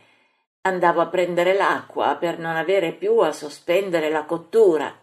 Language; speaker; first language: Italian; native; Italian